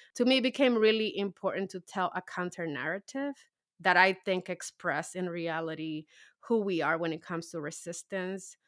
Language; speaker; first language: English; native; English